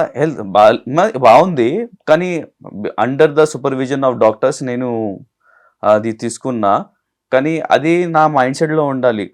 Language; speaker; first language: Telugu; non-native, learner; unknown